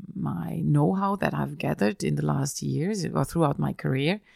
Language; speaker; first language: English; non-native, fluent; German